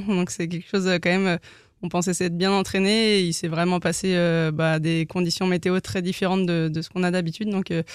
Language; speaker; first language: French; native; French